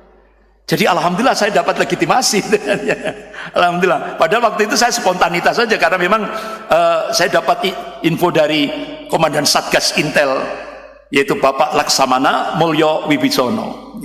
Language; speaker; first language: Indonesian; non-native, local second language; Javanese